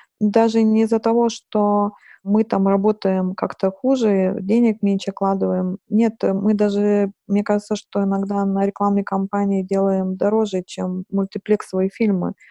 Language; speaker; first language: Russian; non-native, fluent; Lithuanian